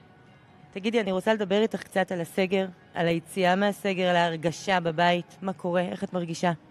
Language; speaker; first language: Hebrew; native; Hebrew